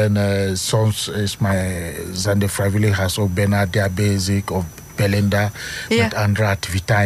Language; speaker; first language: Dutch; non-native, fluent; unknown